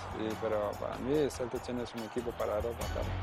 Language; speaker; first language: Spanish; non-native, learner; Danish